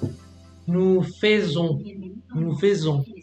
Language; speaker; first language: French; non-native, fluent; Spanish